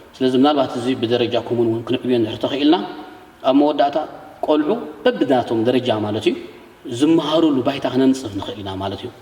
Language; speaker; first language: Tigrinya; native; Tigrinya